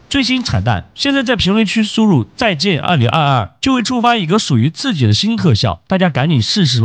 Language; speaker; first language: Chinese; native; Chinese